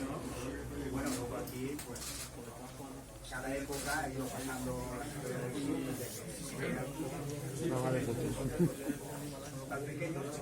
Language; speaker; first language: Spanish; native; Spanish